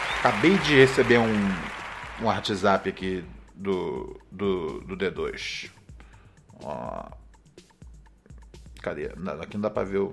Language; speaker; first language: Portuguese; native; Portuguese